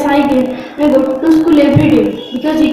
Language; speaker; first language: English; non-native, learner; Bangla